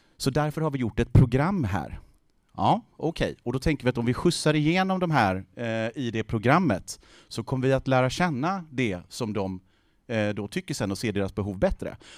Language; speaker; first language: Swedish; native; Swedish